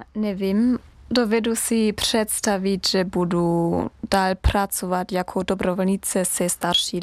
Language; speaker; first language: Czech; non-native, learner; German